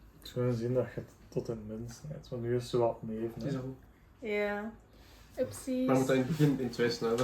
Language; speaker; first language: Dutch; non-native, learner; Bangla